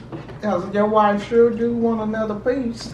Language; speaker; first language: English; native; English